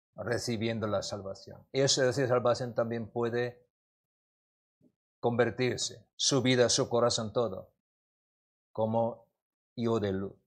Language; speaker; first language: Spanish; non-native, learner; Korean